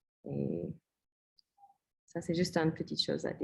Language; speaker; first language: French; non-native, learner; English